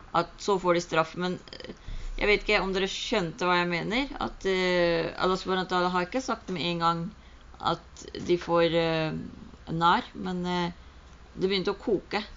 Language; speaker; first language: Norwegian; early bilingual, other home language; Urdu